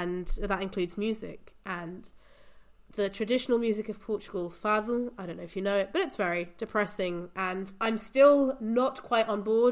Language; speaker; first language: English; native; English